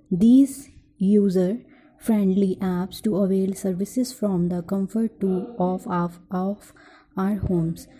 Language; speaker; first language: English; non-native, local second language; Punjabi